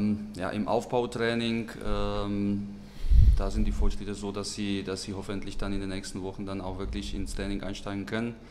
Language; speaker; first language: German; non-native, fluent; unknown